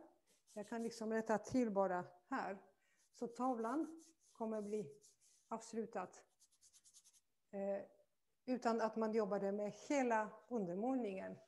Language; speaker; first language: Swedish; non-native, fluent; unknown